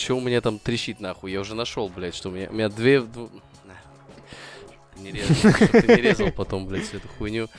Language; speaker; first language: Russian; native; Russian